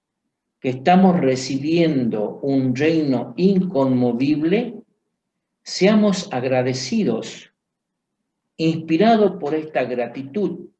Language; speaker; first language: Spanish; native; Spanish